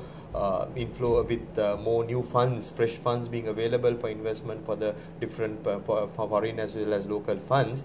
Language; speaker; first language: English; non-native, local second language; Sinhala